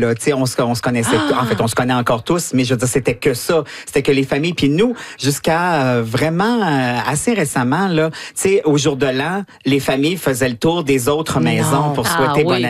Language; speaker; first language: French; native; French